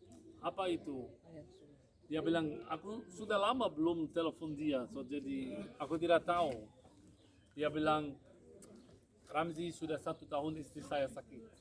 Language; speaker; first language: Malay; non-native, fluent; Arabic